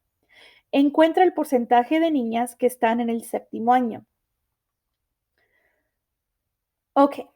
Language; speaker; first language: Spanish; early bilingual, heritage; Spanish